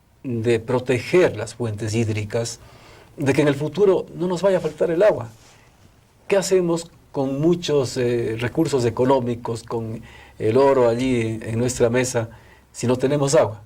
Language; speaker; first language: Spanish; native; Spanish